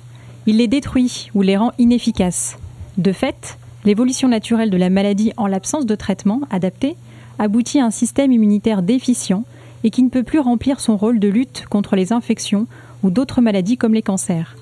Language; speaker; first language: French; native; French